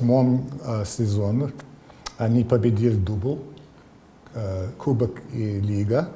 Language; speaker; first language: Russian; non-native, fluent; English